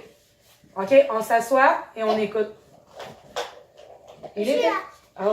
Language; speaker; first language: French; native; French